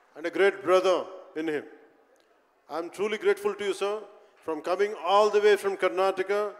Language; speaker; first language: English; non-native, local second language; Telugu